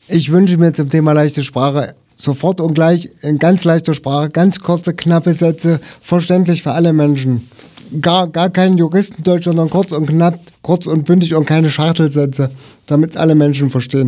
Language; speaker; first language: German; native; German